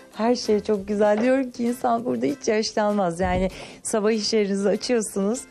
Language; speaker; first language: Turkish; native; Turkish